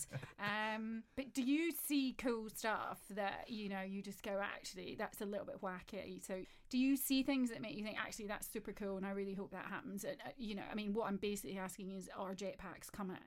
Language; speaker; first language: English; native; English